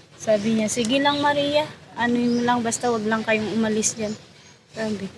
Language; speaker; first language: Filipino; non-native, local second language; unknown